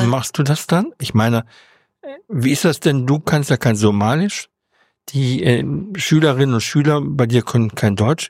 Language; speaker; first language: German; native; German